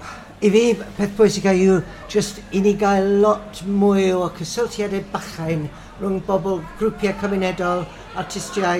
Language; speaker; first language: Welsh; non-native, fluent; English